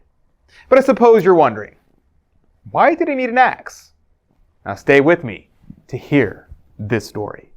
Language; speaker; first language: English; native; English